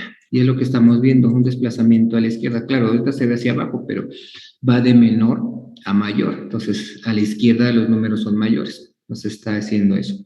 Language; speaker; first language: Spanish; native; Spanish